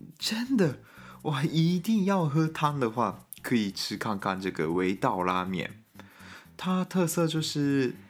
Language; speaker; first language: Chinese; non-native, fluent; Japanese